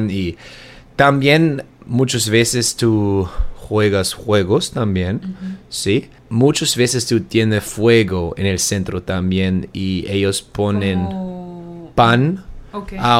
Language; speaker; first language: Spanish; non-native, learner; German